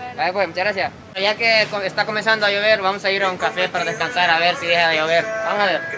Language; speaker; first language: Spanish; non-native, fluent; Japanese